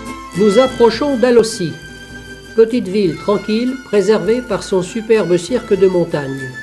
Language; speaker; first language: French; native; French